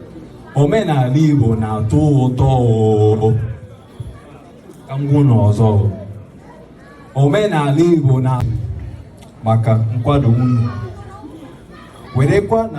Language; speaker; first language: Igbo; early bilingual, heritage; Igbo